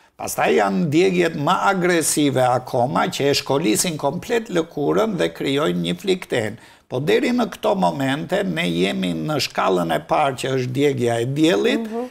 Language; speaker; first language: Albanian; native; Albanian